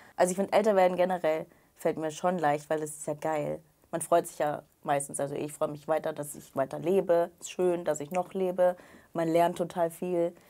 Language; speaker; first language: German; native; German